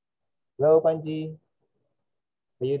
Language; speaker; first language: English; non-native, fluent; Indonesian